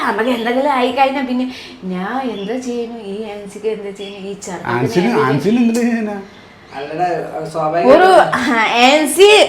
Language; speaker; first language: Malayalam; non-native, fluent; Nepali